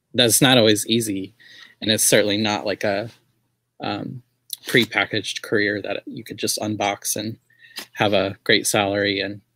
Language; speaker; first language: English; native; English